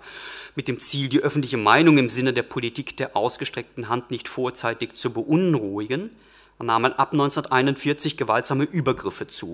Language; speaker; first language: German; native; German